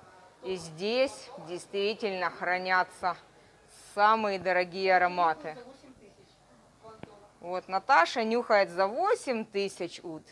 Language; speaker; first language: Russian; native; Russian